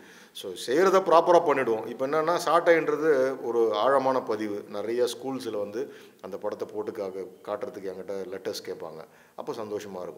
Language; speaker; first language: Tamil; native; Tamil